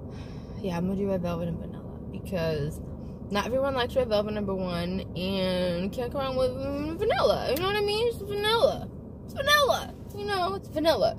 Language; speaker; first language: English; native; English